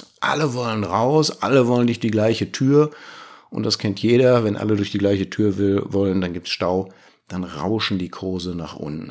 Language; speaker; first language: German; native; German